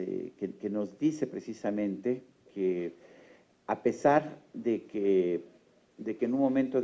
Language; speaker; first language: Spanish; native; Spanish